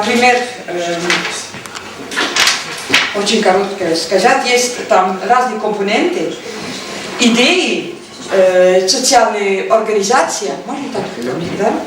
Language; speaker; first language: Russian; non-native, learner; Dutch